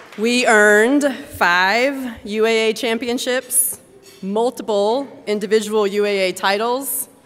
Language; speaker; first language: English; native; English